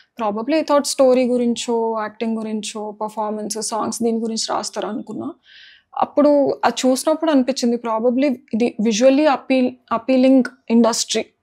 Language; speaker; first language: Telugu; non-native, local second language; Marathi